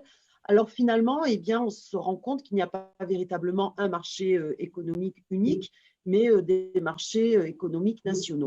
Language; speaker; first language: French; native; French